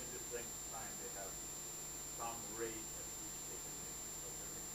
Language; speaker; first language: English; non-native, learner; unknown